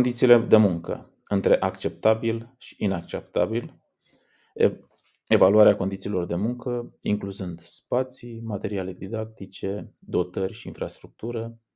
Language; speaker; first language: Romanian; native; Romanian